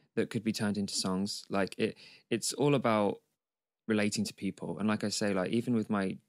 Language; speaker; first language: English; native; English